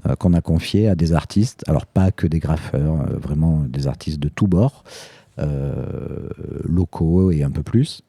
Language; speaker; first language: French; native; French